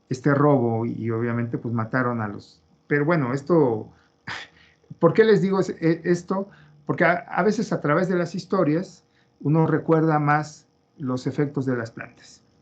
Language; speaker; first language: Spanish; native; Spanish